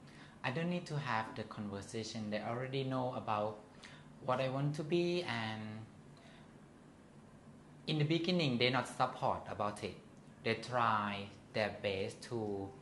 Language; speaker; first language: English; non-native, learner; Thai